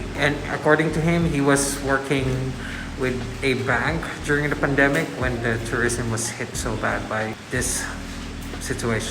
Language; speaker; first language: English; non-native, local second language; Filipino